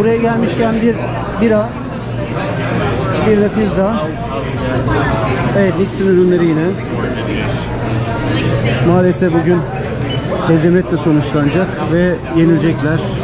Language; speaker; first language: Turkish; native; Turkish